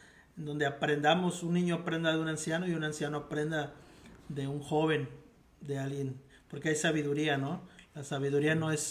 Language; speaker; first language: Spanish; native; Spanish